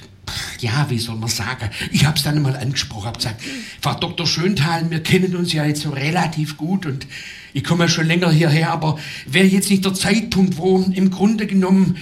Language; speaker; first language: German; native; German